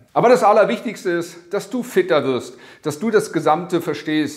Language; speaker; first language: German; native; German